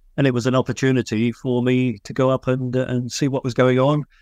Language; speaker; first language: English; native; English